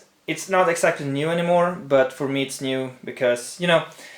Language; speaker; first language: English; non-native, fluent; Swedish